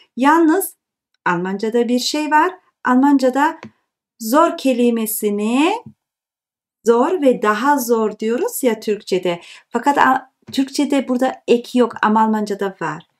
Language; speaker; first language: Turkish; early bilingual, heritage; Turkish